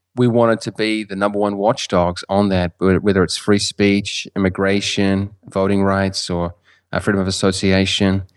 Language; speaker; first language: English; native; English